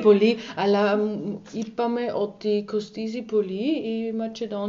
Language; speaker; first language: Greek; non-native, learner; German